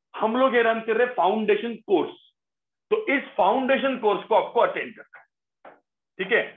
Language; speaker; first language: Hindi; non-native, local second language; Marathi